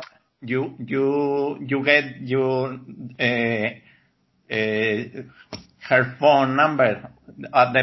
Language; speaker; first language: English; non-native, learner; Spanish